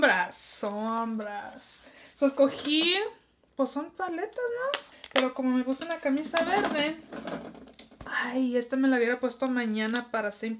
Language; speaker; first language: Spanish; early bilingual, heritage; Spanish